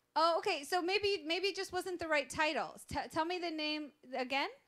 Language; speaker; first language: English; native; English